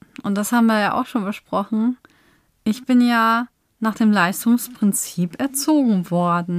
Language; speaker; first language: German; native; German